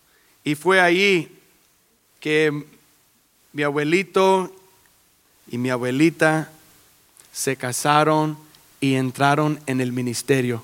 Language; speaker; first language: Spanish; early bilingual, heritage; English